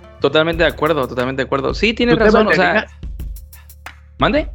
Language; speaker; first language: Spanish; native; Spanish